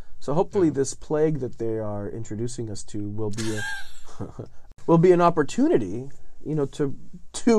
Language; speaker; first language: English; non-native, fluent; Italian